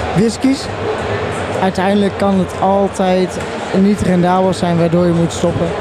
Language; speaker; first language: Dutch; native; Dutch